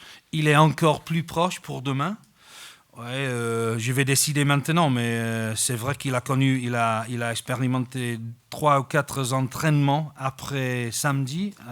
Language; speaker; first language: French; non-native, fluent; English